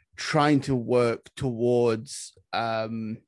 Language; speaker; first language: English; native; English